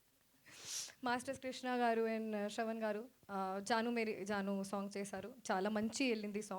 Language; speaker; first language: Telugu; non-native, local second language; Hindi